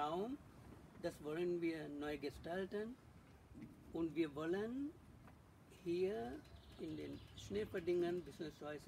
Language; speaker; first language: German; non-native, learner; Sinhala